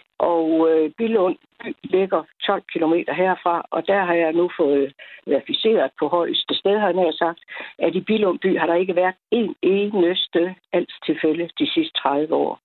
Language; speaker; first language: Danish; native; Danish